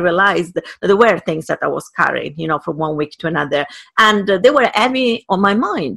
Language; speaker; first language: English; non-native, fluent; Italian